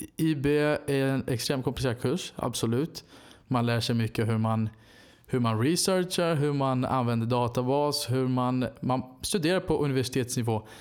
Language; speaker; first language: Swedish; non-native, fluent; Portuguese